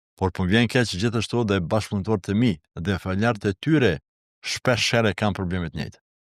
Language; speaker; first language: Albanian; non-native, local second language; Serbian